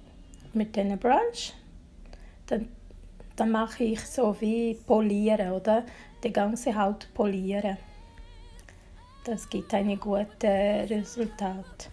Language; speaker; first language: German; non-native, learner; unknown